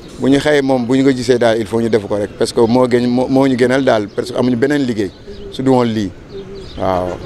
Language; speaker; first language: Wolof; non-native, local second language; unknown